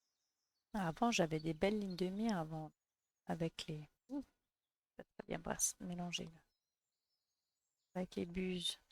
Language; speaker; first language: French; native; French